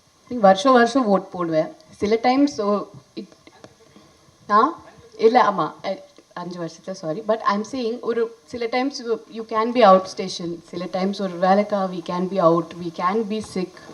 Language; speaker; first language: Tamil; non-native, fluent; Hindi